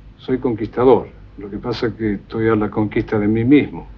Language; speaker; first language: Spanish; native; Spanish